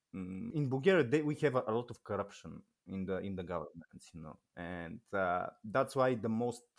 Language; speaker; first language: English; non-native, learner; Bulgarian